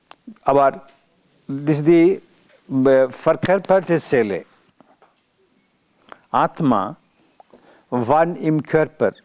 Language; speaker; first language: German; non-native, learner; Bangla